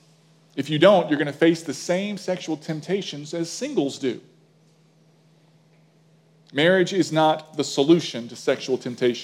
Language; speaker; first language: English; native; English